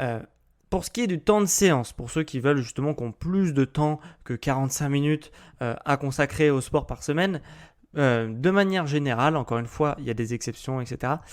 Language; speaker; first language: French; native; French